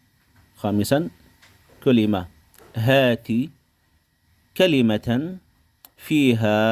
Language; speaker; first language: Arabic; non-native, fluent; Indonesian